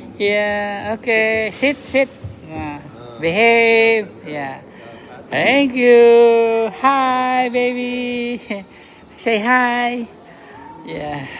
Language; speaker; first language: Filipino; native; Filipino